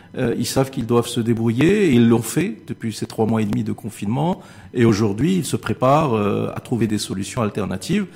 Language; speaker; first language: French; non-native, local second language; Arabic